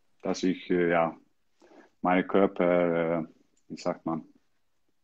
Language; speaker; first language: German; non-native, learner; Icelandic